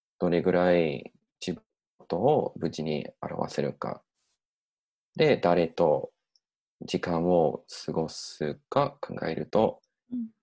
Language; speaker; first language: Japanese; non-native, learner; English